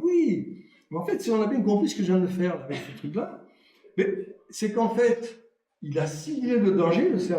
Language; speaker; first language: French; native; French